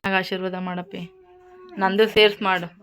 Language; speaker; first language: Kannada; native; Kannada